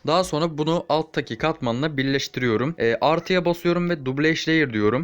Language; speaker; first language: Turkish; native; Turkish